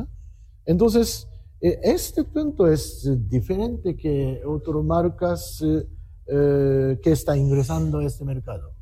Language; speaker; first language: Spanish; non-native, learner; Japanese